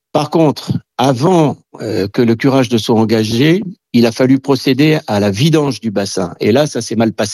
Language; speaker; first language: French; native; French